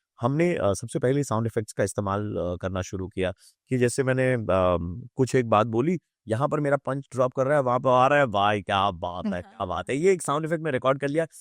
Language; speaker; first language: Hindi; native; Hindi